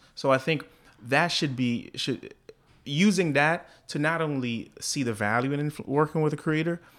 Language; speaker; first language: English; early bilingual, other home language; Haitian Creole